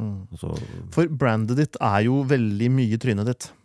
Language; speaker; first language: Norwegian; native; Norwegian